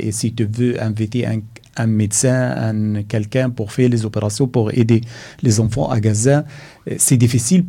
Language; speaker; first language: French; non-native, learner; Arabic